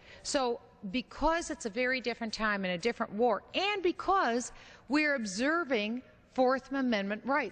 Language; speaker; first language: English; native; English